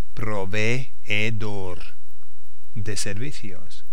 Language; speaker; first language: Spanish; non-native, learner; English